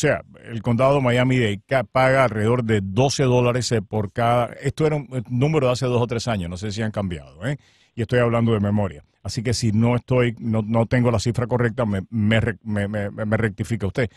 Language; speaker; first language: Spanish; native; Spanish